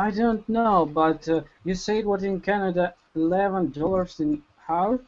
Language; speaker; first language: English; non-native, learner; Russian